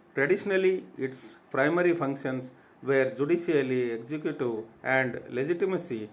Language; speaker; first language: English; non-native, local second language; Kannada